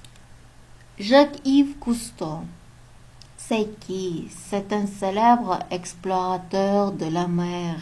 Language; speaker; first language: French; non-native, learner; Uzbek